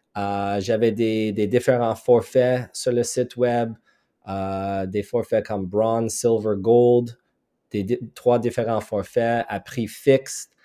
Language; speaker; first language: French; non-native, local second language; English